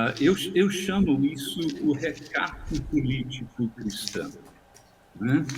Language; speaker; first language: Portuguese; non-native, fluent; English